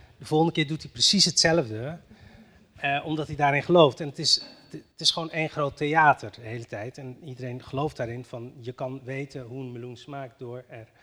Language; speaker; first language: Dutch; early bilingual, other home language; Riffian